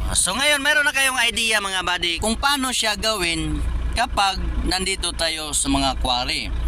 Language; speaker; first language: Filipino; native; Filipino